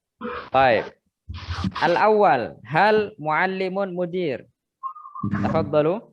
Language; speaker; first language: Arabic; non-native, fluent; Indonesian